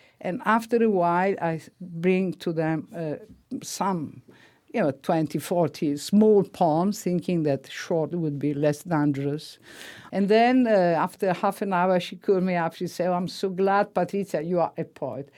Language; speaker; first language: English; non-native, fluent; Italian